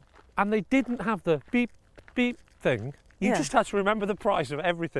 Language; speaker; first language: English; native; English